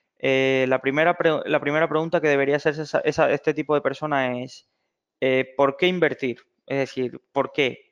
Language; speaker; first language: Spanish; native; Spanish